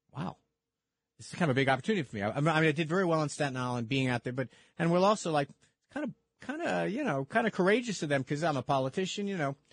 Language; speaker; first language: English; early bilingual, other home language; Italian